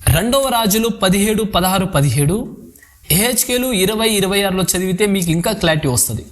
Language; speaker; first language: Telugu; non-native, local second language; Lambadi